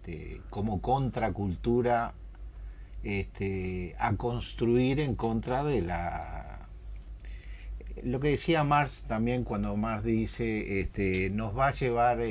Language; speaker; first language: Spanish; native; Spanish